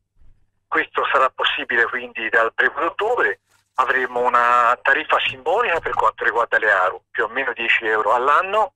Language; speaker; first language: Italian; native; Italian